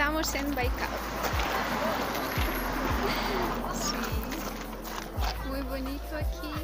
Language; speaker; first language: Spanish; non-native, learner; Russian